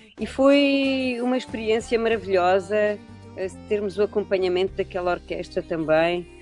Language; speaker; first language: Portuguese; early bilingual, heritage; Portuguese